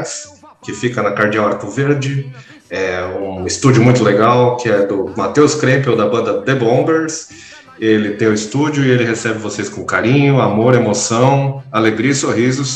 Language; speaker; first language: Portuguese; native; Portuguese